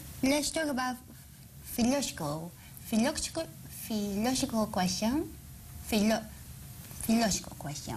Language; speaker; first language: English; non-native, learner; Dutch